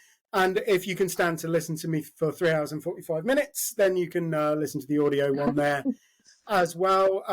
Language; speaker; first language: English; native; English